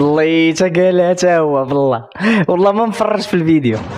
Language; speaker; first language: Arabic; native; Arabic